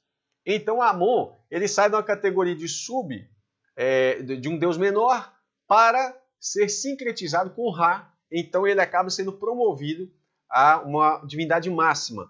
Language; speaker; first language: Portuguese; native; Portuguese